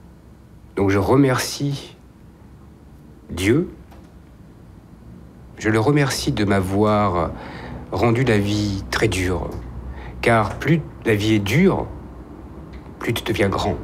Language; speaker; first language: French; native; French